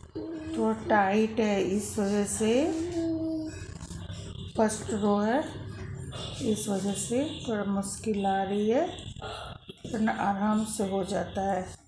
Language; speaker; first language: Hindi; native; Hindi